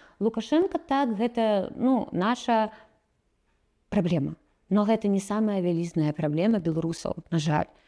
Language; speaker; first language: Belarusian; non-native, local second language; Russian